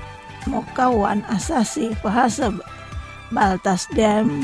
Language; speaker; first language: Arabic; non-native, fluent; Indonesian